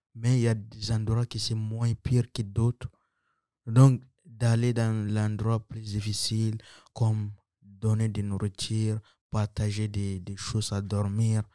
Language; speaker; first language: French; non-native, local second language; Sango